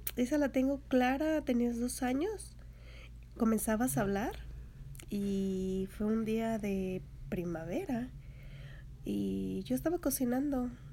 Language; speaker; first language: Spanish; native; Spanish